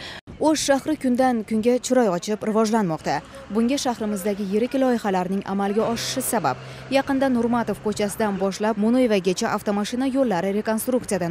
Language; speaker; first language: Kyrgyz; non-native, local second language; Uzbek